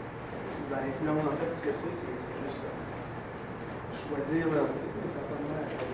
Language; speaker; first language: French; native; French